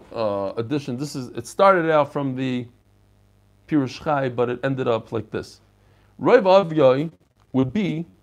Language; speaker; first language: English; non-native, fluent; Hebrew